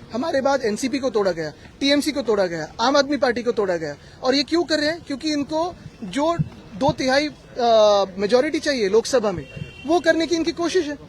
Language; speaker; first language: Hindi; non-native, local second language; Marathi